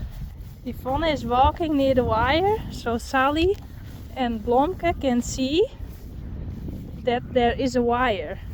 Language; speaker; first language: English; non-native, learner; Western Frisian